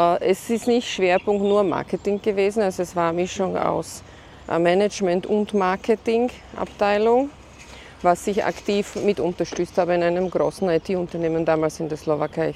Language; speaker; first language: German; non-native, fluent; Slovak